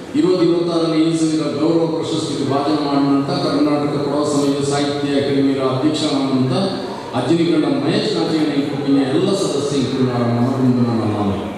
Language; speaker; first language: Kannada; non-native, local second language; Kodava